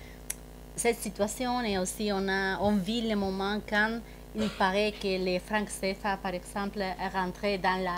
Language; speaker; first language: French; non-native, fluent; Spanish